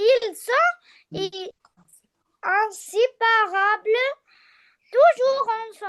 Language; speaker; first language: French; non-native, learner; Arabic